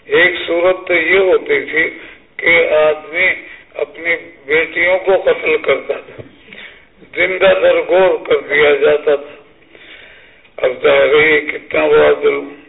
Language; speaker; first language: Urdu; native; Urdu